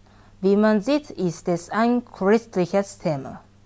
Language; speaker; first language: German; non-native, learner; Japanese